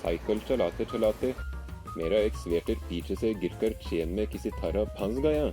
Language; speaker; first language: Hindi; non-native, fluent; Norwegian